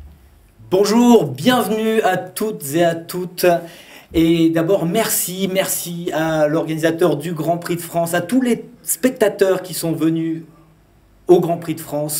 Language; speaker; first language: French; native; French